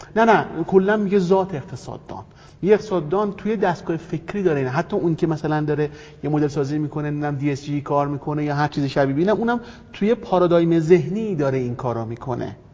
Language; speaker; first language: Persian; native; Persian